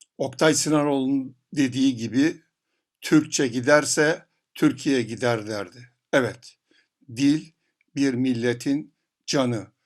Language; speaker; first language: Turkish; native; Turkish